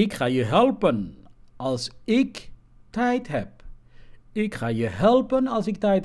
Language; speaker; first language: Dutch; non-native, fluent; Somali